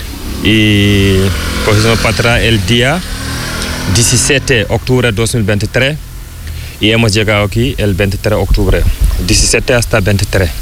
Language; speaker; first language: Spanish; non-native, learner; Fula